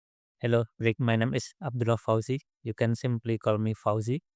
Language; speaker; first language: English; non-native, learner; Indonesian